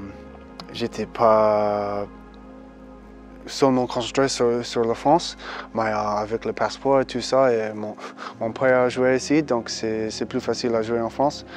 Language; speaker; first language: French; early bilingual, heritage; English